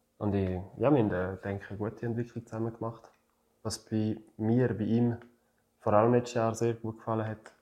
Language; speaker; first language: German; non-native, fluent; French